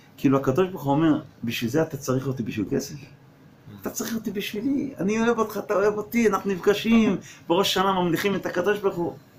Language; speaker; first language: Hebrew; non-native, fluent; English